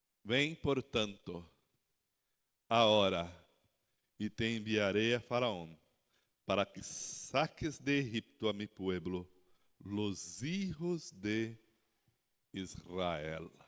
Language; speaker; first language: Spanish; non-native, learner; Portuguese